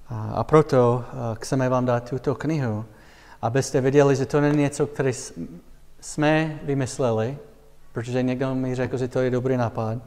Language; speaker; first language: Czech; non-native, fluent; English